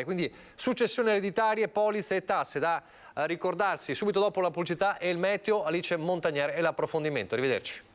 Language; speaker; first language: Italian; native; Italian